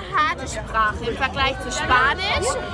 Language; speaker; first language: German; early bilingual, other home language; Albanian